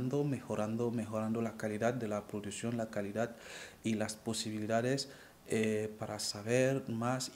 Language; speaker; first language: Spanish; non-native, fluent; French